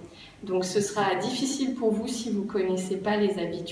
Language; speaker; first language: French; native; French